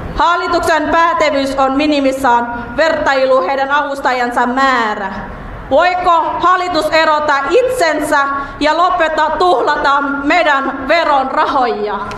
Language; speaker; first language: Finnish; non-native, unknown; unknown